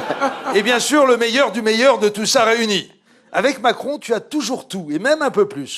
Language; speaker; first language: French; native; French